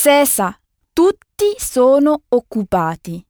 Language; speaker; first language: Italian; non-native, fluent; French